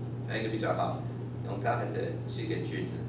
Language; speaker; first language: Chinese; non-native, learner; English